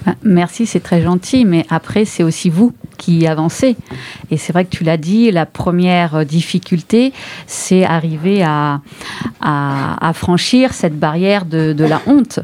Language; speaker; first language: French; native; French